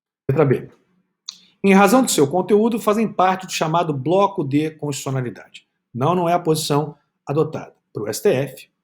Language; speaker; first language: Portuguese; native; Portuguese